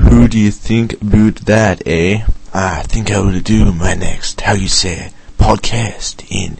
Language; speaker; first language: English; native; English